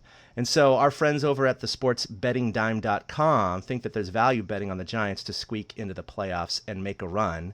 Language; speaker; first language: English; native; English